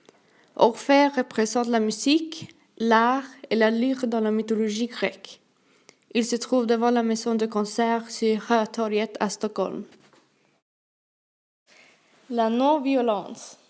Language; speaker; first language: French; non-native, learner; Swedish